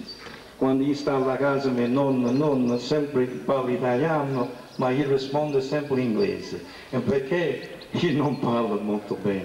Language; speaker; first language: Italian; early bilingual, heritage; English